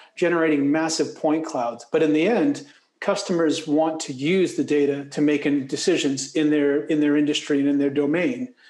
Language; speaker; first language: English; native; English